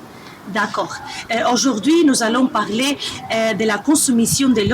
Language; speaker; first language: French; non-native, learner; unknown